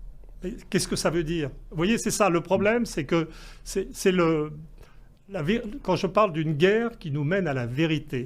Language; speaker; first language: French; native; French